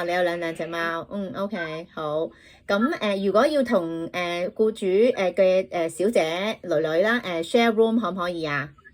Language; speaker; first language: Cantonese; native; Cantonese